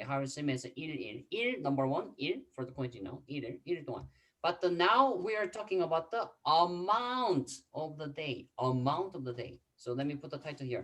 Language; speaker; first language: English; non-native, fluent; Korean